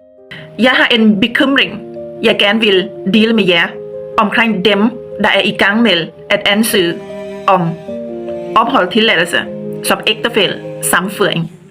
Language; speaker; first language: Danish; non-native, fluent; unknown